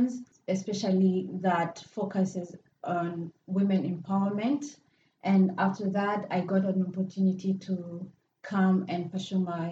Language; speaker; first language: English; non-native, local second language; Kinyarwanda